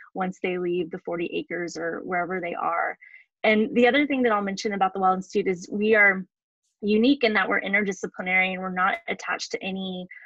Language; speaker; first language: English; native; English